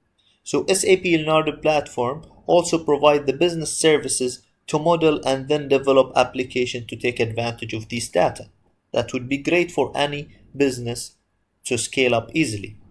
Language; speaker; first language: English; non-native, fluent; Arabic